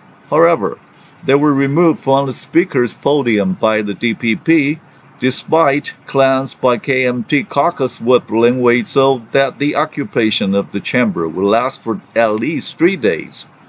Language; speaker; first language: English; non-native, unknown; Chinese